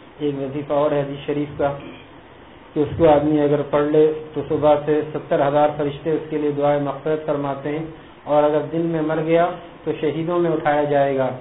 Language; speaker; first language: Urdu; native; Urdu